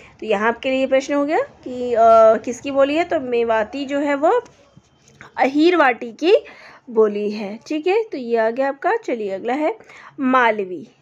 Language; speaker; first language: Hindi; native; Hindi